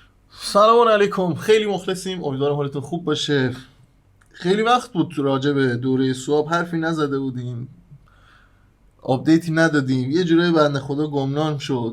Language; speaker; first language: Persian; native; Persian